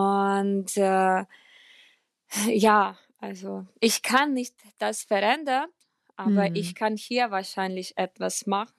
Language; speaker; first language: German; non-native, fluent; Ukrainian